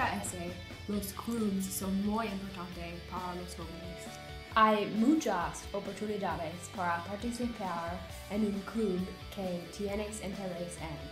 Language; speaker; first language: Spanish; non-native, learner; English